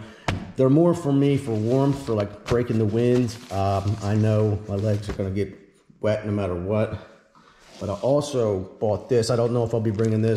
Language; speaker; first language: English; native; English